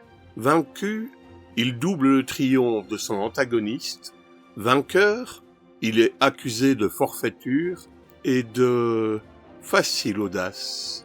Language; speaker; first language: French; native; French